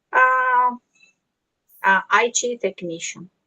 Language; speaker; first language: English; non-native, learner; Portuguese